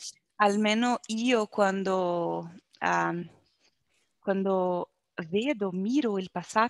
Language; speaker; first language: Italian; non-native, learner; Portuguese